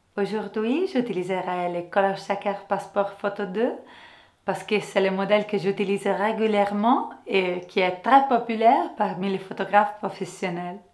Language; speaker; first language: French; non-native, fluent; Italian